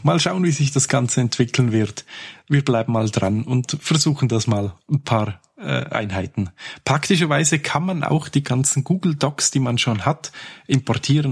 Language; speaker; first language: German; native; German